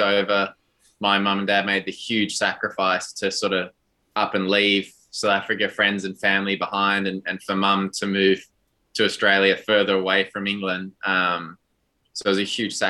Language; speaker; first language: English; native; English